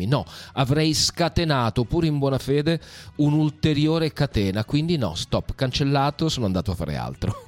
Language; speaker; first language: Italian; native; Italian